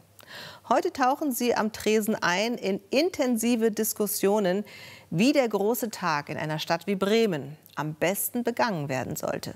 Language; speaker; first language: German; native; German